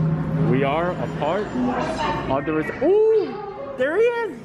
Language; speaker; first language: English; native; English